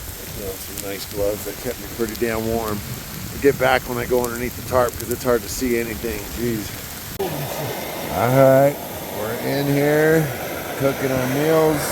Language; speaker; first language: English; native; English